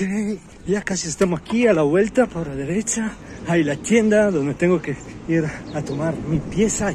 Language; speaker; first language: Spanish; non-native, learner; Italian